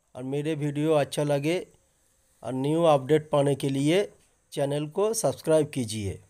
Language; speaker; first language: Hindi; non-native, local second language; Bangla